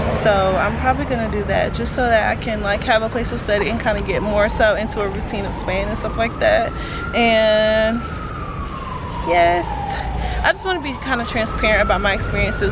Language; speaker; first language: English; native; English